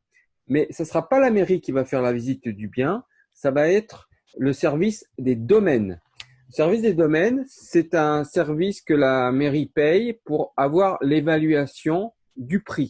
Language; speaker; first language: French; native; French